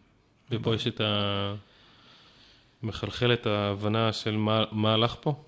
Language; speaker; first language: Hebrew; native; Hebrew